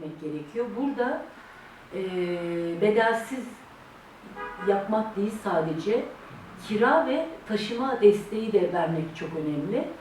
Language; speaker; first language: Turkish; native; Turkish